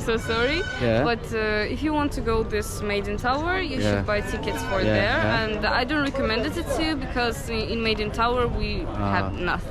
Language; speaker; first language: English; non-native, learner; Azerbaijani